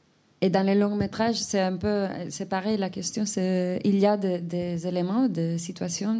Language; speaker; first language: French; non-native, fluent; Spanish